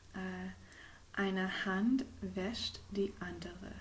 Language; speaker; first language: German; non-native, fluent; English